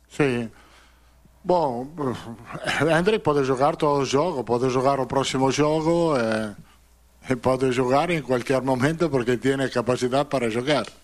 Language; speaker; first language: Portuguese; non-native, fluent; Italian